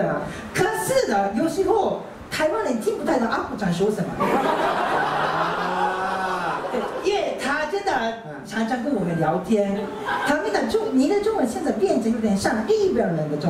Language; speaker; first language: Chinese; non-native, learner; Japanese